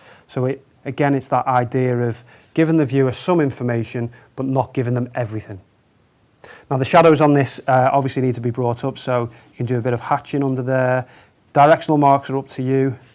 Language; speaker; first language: English; native; English